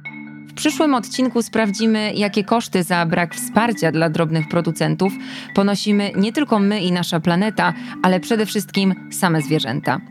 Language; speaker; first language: Polish; native; Polish